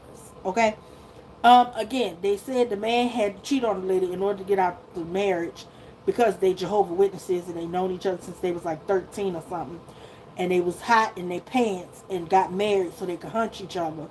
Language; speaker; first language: English; native; English